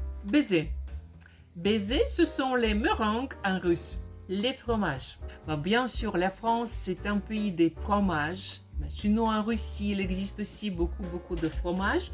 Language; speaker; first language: French; non-native, fluent; Russian